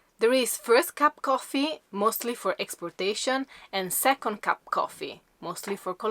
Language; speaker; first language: English; non-native, fluent; Italian